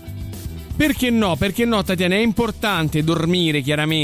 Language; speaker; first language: Italian; native; Italian